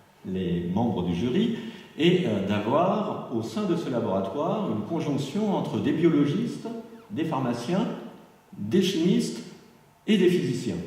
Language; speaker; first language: French; native; French